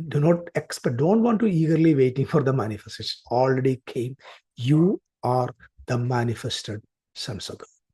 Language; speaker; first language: English; non-native, local second language; Malayalam